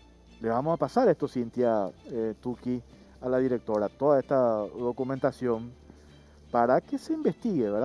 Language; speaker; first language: Spanish; native; Spanish